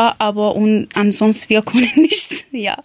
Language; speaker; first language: German; non-native, learner; Persian